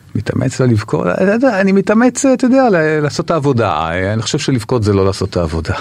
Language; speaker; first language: Hebrew; native; Hebrew